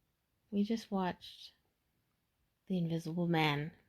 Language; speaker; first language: English; native; English